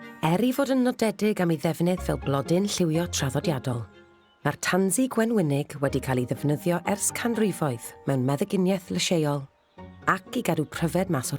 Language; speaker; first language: Welsh; native; Welsh